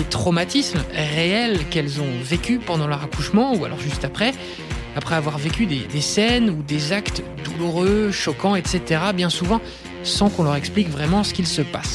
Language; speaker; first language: French; native; French